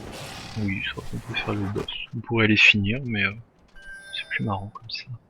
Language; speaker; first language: French; native; French